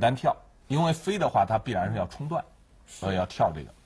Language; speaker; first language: Chinese; native; Chinese